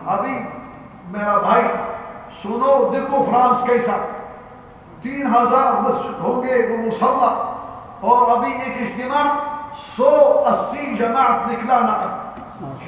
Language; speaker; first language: Urdu; non-native, learner; Arabic